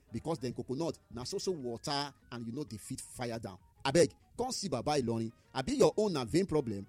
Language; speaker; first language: Nigerian Pidgin; native; Nigerian Pidgin